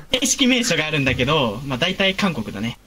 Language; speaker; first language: Japanese; native; Japanese